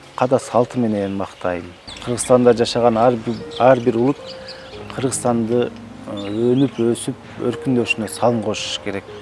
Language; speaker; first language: Kyrgyz; non-native, local second language; Uzbek